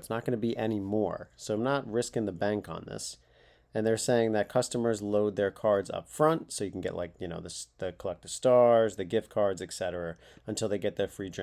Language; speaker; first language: English; native; English